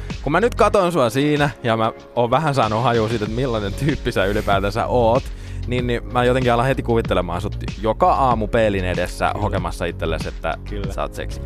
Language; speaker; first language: Finnish; native; Finnish